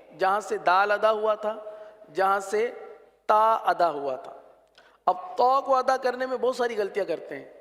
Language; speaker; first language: Urdu; native; Urdu